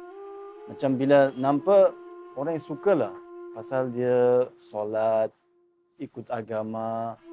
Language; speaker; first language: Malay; non-native, learner; Uzbek